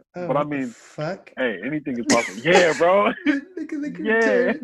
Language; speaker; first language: English; native; English